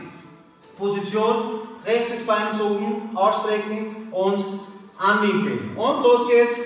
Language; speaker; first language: German; native; German